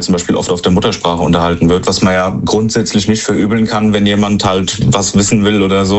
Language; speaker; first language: German; native; German